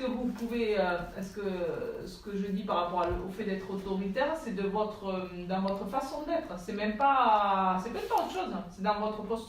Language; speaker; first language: French; native; French